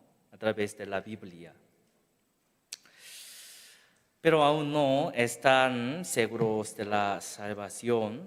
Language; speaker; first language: Spanish; non-native, learner; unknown